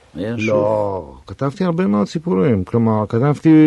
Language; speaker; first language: Hebrew; native; Hebrew